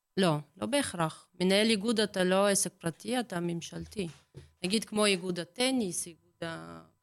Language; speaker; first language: Hebrew; early bilingual, other home language; Russian